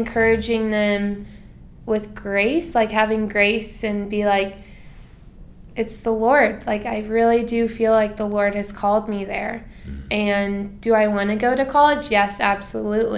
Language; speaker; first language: English; native; English